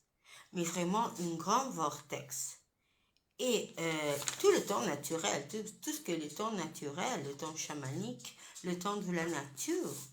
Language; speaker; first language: French; non-native, fluent; Italian